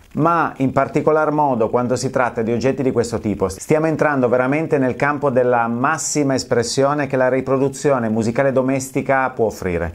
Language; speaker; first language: Italian; native; Italian